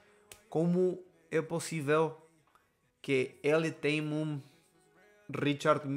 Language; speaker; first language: Portuguese; non-native, learner; Spanish